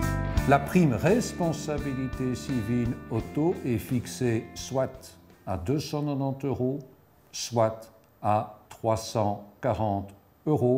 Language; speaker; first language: French; native; French